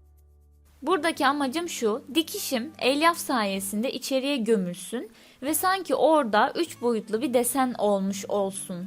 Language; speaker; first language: Turkish; native; Turkish